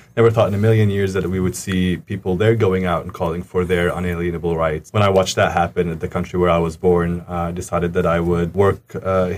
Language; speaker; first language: English; early bilingual, other home language; Arabic